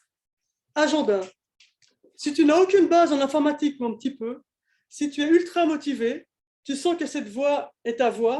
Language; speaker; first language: French; native; French